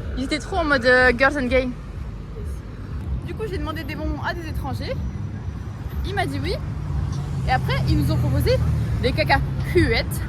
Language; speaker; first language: French; native; French